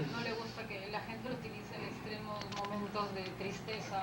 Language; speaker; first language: Spanish; native; Spanish